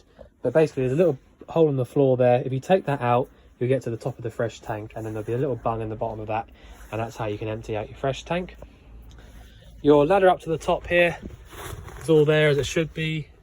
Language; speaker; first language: English; native; English